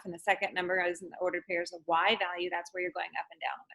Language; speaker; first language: English; native; English